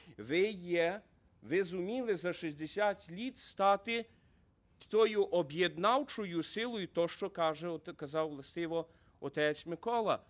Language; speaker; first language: Ukrainian; native; Ukrainian